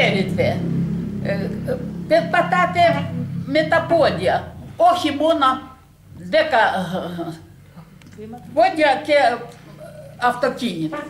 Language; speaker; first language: Greek; non-native, learner; Russian